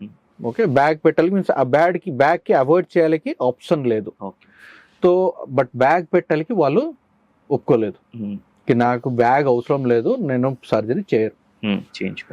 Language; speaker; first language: Telugu; non-native, learner; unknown